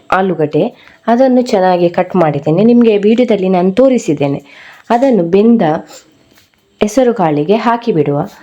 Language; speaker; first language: Kannada; non-native, local second language; Tulu